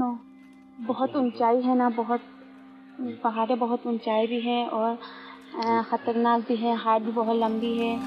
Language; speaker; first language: Hindi; non-native, local second language; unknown